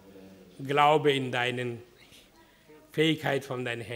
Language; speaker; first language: German; non-native, fluent; Hindi